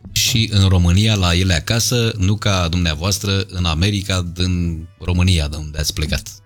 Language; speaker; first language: Romanian; native; Romanian